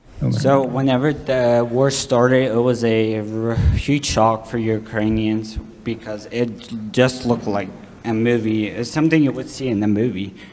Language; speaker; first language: English; non-native, fluent; Ukrainian